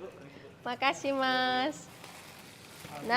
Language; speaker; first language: Indonesian; native; Indonesian